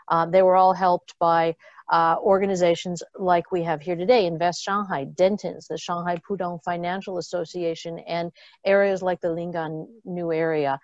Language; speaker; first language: English; native; English